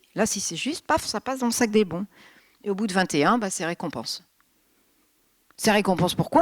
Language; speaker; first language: French; native; French